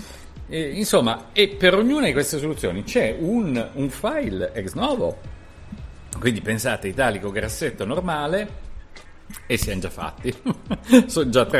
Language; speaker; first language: Italian; native; Italian